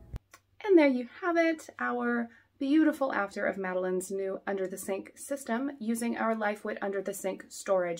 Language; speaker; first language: English; native; English